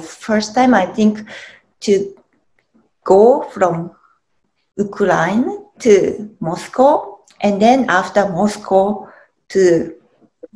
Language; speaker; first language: English; non-native, learner; Japanese